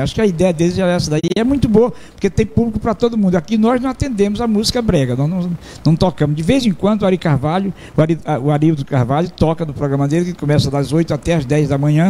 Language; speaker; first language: Portuguese; native; Portuguese